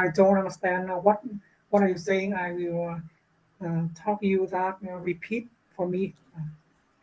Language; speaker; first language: English; non-native, learner; Vietnamese